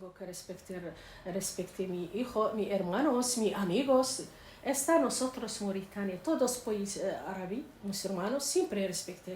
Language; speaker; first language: Spanish; non-native, learner; Arabic